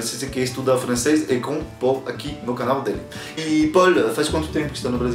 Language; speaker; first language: Portuguese; non-native, fluent; French